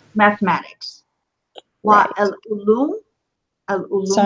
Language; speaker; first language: Arabic; non-native, fluent; English